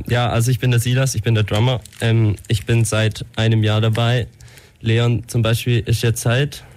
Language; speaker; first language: German; native; German